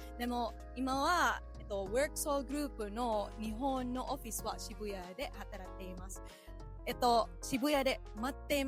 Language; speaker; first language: Japanese; non-native, local second language; Filipino